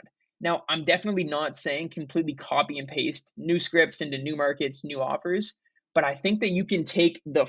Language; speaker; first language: English; native; English